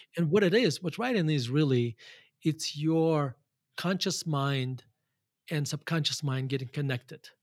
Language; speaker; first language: English; non-native, fluent; Russian